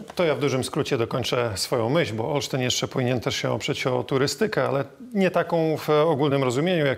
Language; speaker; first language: Polish; native; Polish